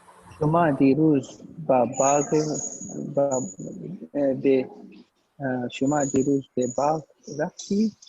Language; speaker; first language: Persian; non-native, learner; Urdu